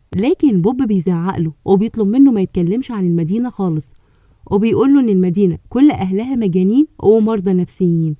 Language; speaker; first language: Arabic; native; Arabic